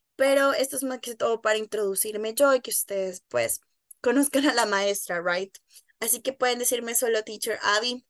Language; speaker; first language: Spanish; native; Spanish